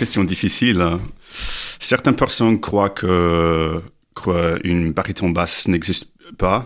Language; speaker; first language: French; non-native, learner; English